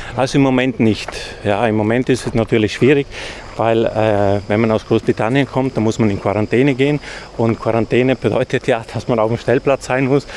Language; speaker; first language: German; native; German